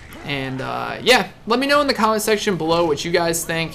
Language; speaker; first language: English; native; English